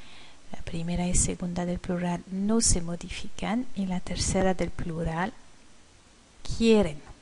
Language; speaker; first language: Spanish; non-native, fluent; French